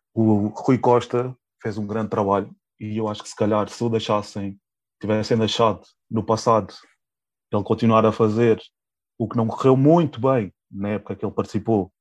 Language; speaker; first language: Portuguese; native; Portuguese